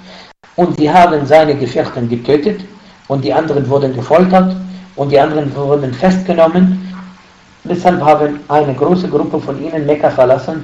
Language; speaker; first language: German; non-native, fluent; Arabic